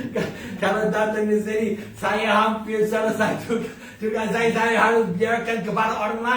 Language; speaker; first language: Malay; non-native, fluent; English